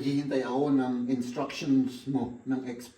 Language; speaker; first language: Filipino; native; Filipino